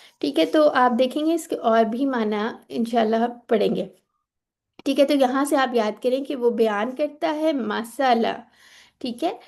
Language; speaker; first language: Urdu; native; Urdu